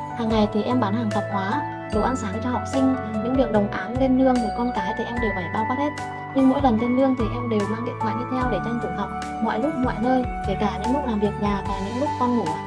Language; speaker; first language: Vietnamese; non-native, local second language; Muong